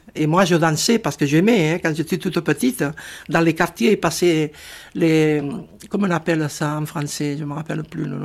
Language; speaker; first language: French; non-native, fluent; Spanish